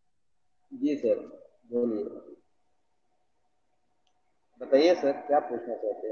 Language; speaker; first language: Hindi; native; Hindi